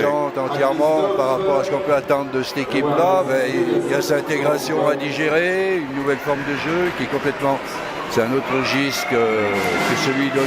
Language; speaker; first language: French; native; French